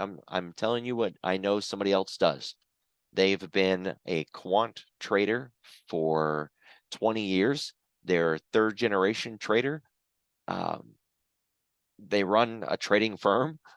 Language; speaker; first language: English; native; English